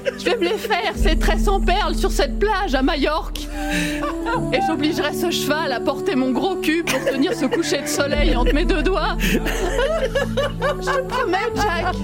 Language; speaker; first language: French; native; French